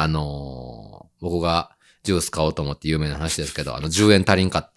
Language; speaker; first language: Japanese; native; Japanese